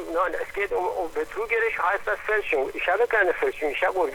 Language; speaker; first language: German; non-native, learner; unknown